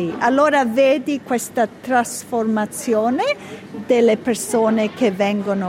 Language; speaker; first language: Italian; early bilingual, heritage; Italian